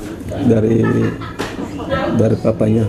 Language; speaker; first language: Indonesian; non-native, learner; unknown